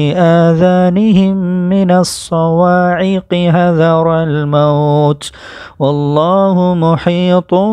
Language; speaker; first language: Arabic; non-native, fluent; Malayalam